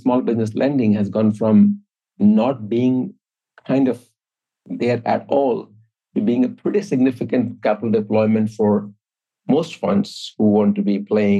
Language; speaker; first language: English; non-native, local second language; Hindi